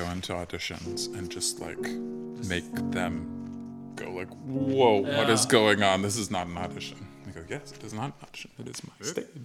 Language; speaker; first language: English; native; English